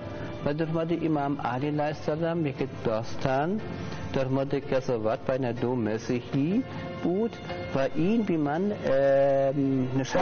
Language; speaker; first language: Persian; non-native, learner; German